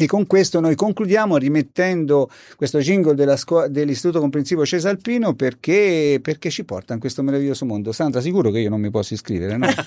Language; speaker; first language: Italian; native; Italian